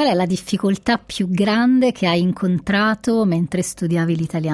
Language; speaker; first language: Italian; native; Italian